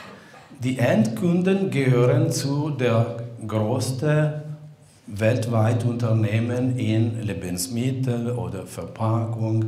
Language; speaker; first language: German; non-native, fluent; Italian